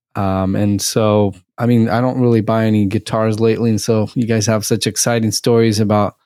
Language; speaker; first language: English; early bilingual, other home language; Russian